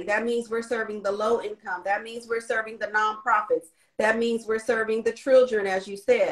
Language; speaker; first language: English; native; English